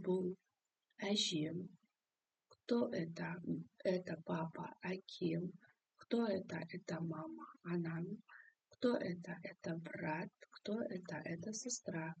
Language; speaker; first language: Russian; non-native, local second language; Kazakh